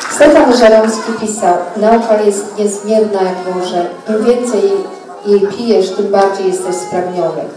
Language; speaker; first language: Polish; native; Polish